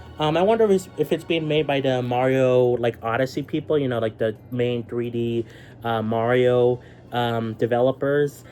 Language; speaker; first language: English; native; English